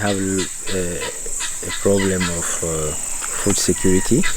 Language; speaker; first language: English; non-native, learner; Sango